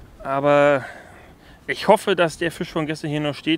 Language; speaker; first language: German; native; German